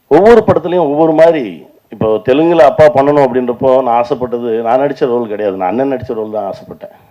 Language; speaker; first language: Tamil; native; Tamil